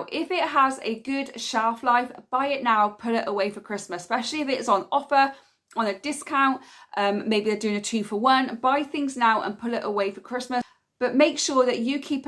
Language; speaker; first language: English; native; English